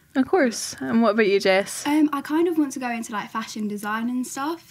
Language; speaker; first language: English; native; English